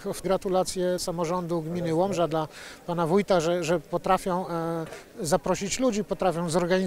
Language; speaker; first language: Polish; native; Polish